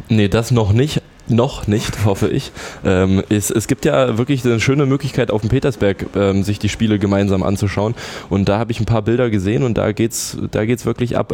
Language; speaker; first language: German; native; German